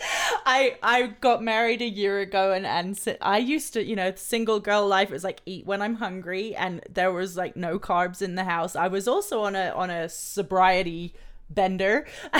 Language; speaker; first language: English; native; English